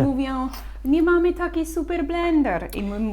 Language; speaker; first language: Polish; non-native, learner; English